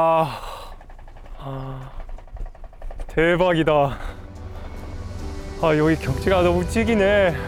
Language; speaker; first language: Korean; non-native, fluent; English